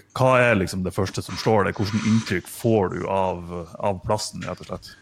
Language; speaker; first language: Norwegian; non-native, fluent; German